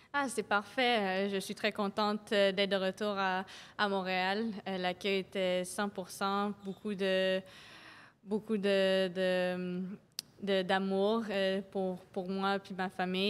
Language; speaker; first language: French; non-native, local second language; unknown